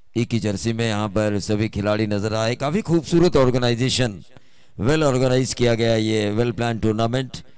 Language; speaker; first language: Hindi; non-native, local second language; Marathi